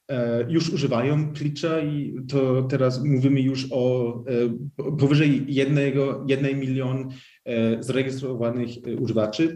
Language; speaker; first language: Polish; early bilingual, heritage; Polish